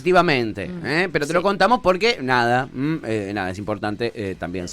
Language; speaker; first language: Spanish; native; Spanish